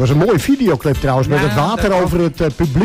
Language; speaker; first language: Dutch; native; Dutch